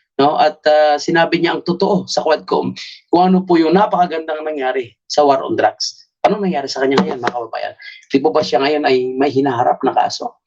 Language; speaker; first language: Filipino; native; Filipino